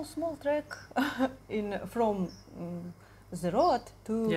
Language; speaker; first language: English; non-native, learner; Russian